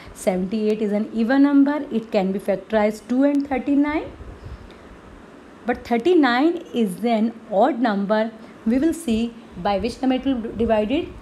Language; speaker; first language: English; non-native, local second language; Hindi